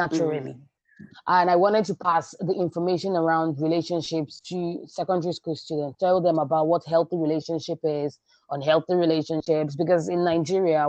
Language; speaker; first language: English; non-native, local second language; Igbo